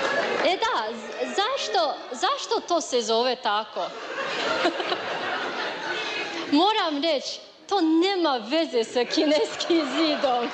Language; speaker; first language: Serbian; non-native, learner; Chinese